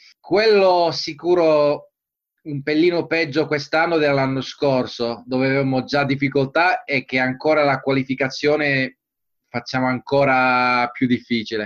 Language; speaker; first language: Italian; non-native, fluent; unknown